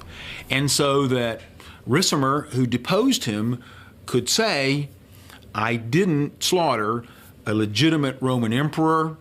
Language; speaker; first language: English; native; English